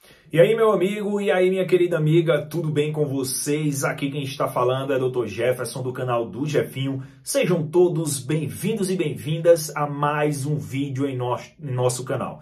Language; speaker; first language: Portuguese; native; Portuguese